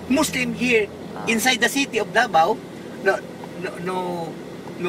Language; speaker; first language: English; non-native, learner; Cebuano